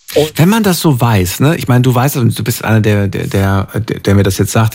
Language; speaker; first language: German; native; German